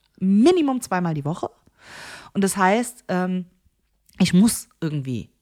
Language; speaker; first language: German; early bilingual, other home language; Korean